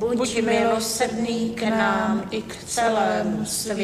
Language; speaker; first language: Czech; native; Czech